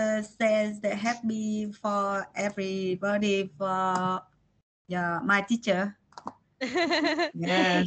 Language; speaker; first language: English; non-native, learner; Vietnamese